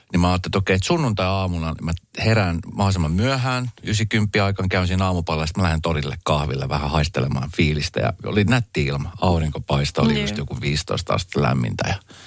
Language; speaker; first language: Finnish; early bilingual, other home language; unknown